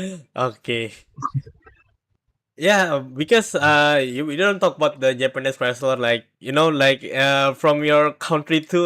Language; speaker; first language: English; non-native, learner; Indonesian